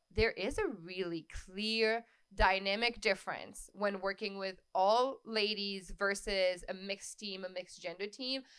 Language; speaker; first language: English; non-native, fluent; French